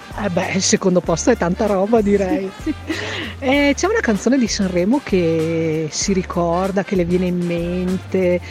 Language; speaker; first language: Italian; native; Italian